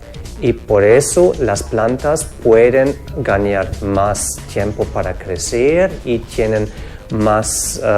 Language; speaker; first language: Spanish; non-native, fluent; German